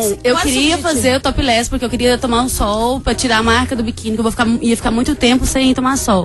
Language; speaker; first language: Portuguese; native; Portuguese